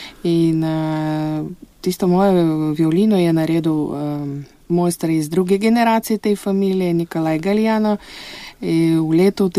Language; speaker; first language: Slovenian; non-native, fluent; Russian